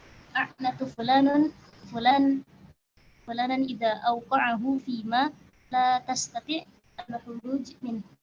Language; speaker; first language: Arabic; non-native, learner; Indonesian